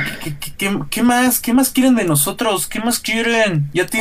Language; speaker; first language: Spanish; native; Spanish